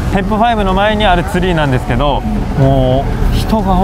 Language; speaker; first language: Japanese; native; Japanese